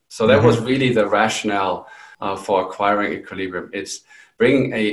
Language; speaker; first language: English; non-native, fluent; German